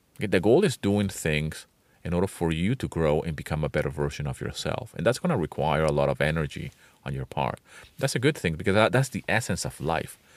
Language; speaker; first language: English; non-native, fluent; Spanish